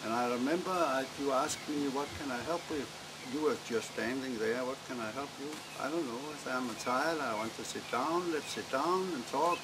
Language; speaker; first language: English; non-native, fluent; Danish